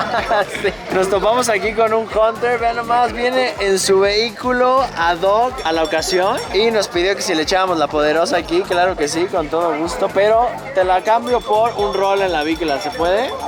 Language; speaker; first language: Spanish; native; Spanish